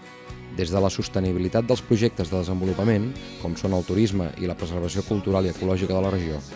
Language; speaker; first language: Catalan; native; Catalan